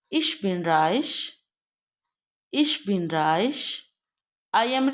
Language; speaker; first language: German; non-native, learner; Urdu